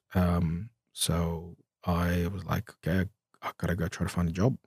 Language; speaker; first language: English; early bilingual, other home language; Romanian